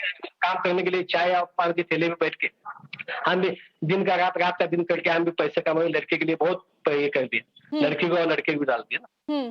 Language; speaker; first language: Hindi; non-native, local second language; Marathi